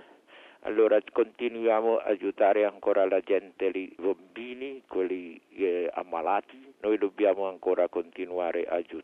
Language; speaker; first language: Italian; non-native, fluent; Indonesian